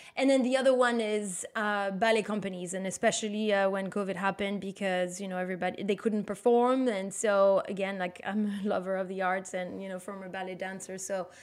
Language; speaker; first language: English; non-native, fluent; French